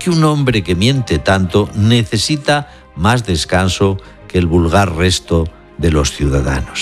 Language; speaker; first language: Spanish; native; Spanish